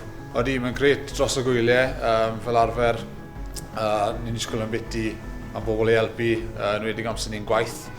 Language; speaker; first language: Welsh; native; Welsh